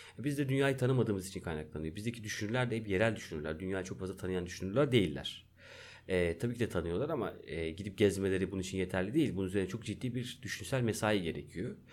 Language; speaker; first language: Turkish; native; Turkish